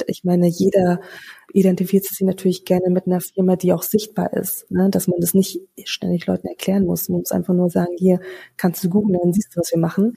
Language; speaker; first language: German; early bilingual, other home language; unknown